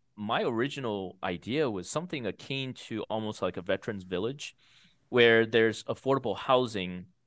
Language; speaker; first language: English; early bilingual, other home language; Chinese